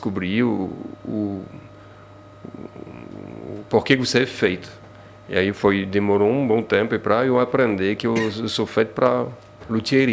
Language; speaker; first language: Portuguese; non-native, fluent; French